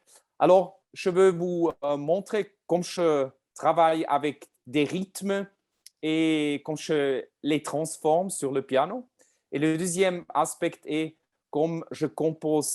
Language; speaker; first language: French; non-native, learner; German